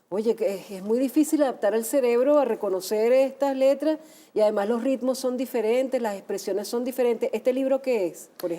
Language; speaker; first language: Spanish; native; Spanish